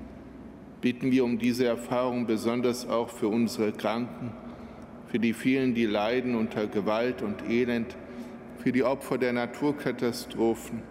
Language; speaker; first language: German; native; German